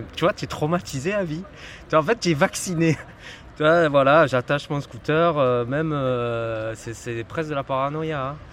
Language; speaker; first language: French; native; French